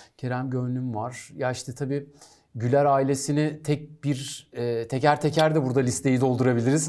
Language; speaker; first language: Turkish; native; Turkish